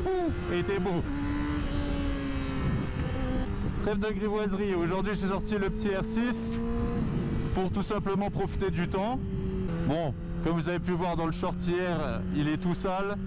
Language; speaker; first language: French; native; French